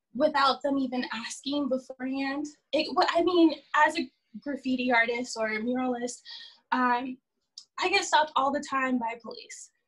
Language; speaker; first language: English; native; English